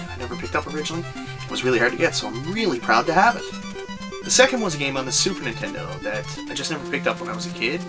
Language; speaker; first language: English; native; English